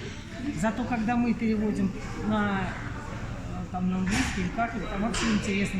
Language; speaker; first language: Russian; native; Russian